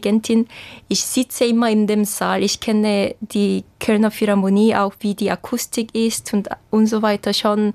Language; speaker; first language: German; non-native, fluent; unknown